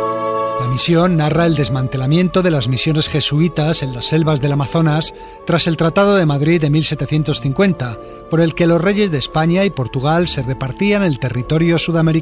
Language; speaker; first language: Spanish; native; Spanish